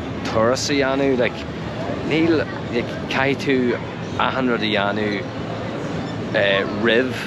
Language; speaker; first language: Irish; non-native, local second language; English